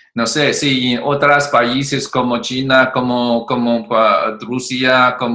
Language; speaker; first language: Spanish; non-native, learner; Chinese